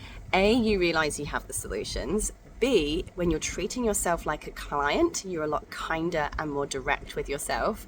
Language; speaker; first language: English; native; English